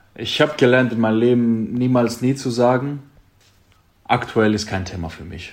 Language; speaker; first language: German; non-native, fluent; Greek